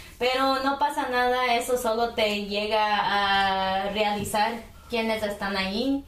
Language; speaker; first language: Spanish; early bilingual, heritage; Spanish